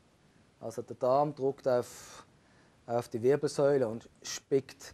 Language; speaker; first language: German; native; German